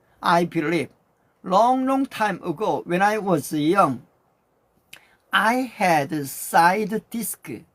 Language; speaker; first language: English; non-native, learner; Korean